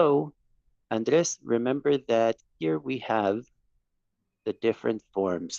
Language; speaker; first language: English; non-native, fluent; Spanish